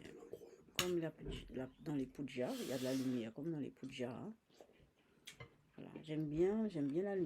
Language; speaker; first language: French; native; French